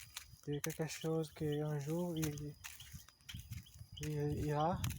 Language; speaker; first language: French; non-native, learner; Portuguese